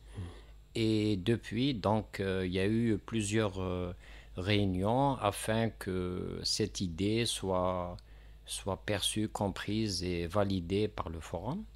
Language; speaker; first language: French; non-native, local second language; Kabyle